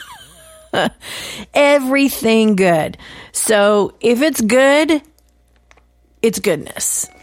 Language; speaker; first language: English; native; English